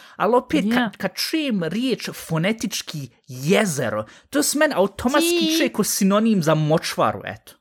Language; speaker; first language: Bosnian; early bilingual, heritage; Bosnian